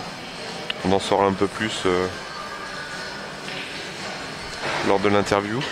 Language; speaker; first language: French; native; French